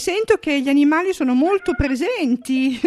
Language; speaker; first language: Italian; native; Italian